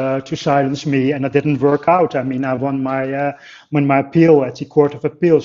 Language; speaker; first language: English; non-native, fluent; Dutch